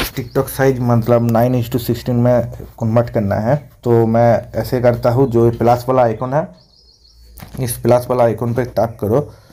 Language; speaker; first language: Hindi; non-native, local second language; Bangla